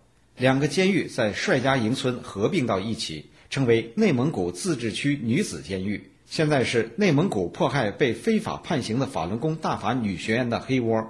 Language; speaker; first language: Chinese; native; Chinese